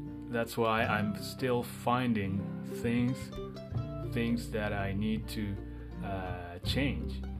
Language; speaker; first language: English; non-native, fluent; Japanese